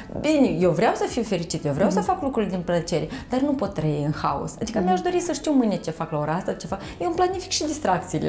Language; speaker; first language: Romanian; native; Romanian